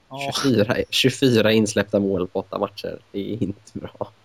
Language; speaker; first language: Swedish; native; Swedish